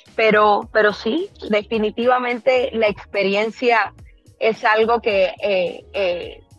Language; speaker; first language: Spanish; native; Spanish